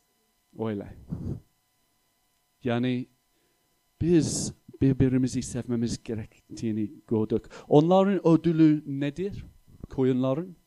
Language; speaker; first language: Turkish; non-native, fluent; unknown